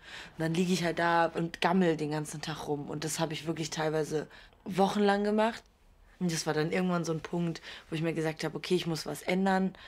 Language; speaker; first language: German; native; German